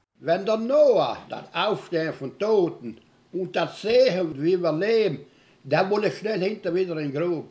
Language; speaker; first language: German; early bilingual, heritage; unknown